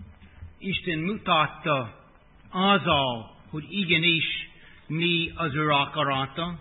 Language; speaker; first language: Hungarian; non-native, fluent; English